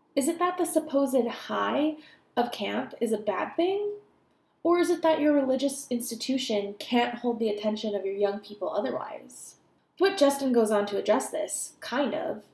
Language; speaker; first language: English; native; English